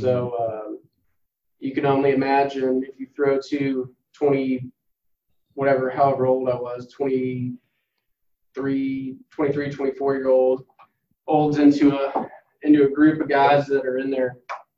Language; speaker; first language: English; native; English